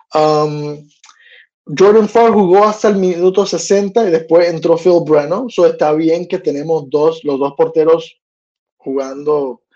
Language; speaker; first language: Spanish; early bilingual, heritage; Spanish